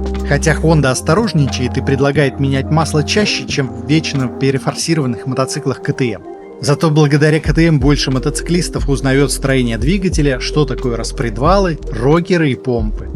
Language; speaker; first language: Russian; native; Russian